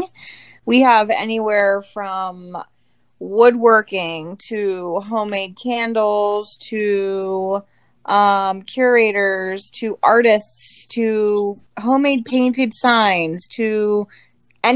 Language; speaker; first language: English; native; English